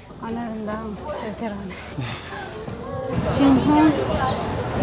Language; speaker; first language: Korean; non-native, learner; Spanish